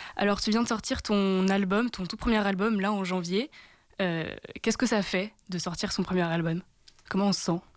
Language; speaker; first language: French; native; French